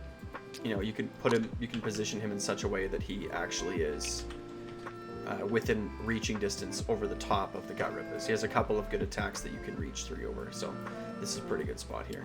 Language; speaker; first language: English; native; English